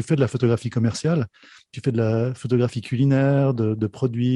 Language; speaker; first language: French; native; French